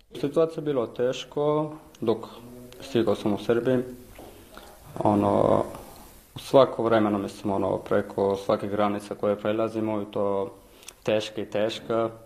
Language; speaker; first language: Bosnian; non-native, learner; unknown